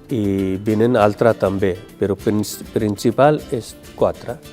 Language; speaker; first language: Catalan; non-native, learner; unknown